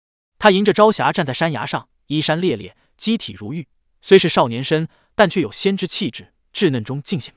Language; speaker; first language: Chinese; native; Chinese